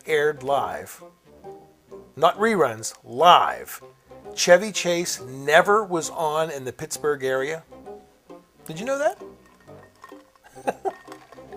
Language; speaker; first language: English; native; English